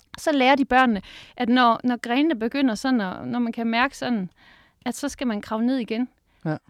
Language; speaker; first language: Danish; native; Danish